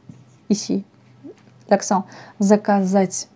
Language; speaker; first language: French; non-native, fluent; Russian